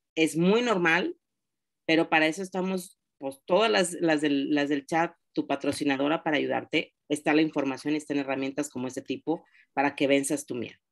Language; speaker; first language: Spanish; native; Spanish